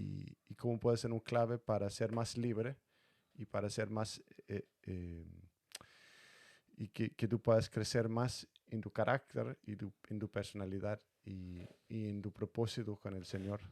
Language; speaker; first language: Spanish; non-native, fluent; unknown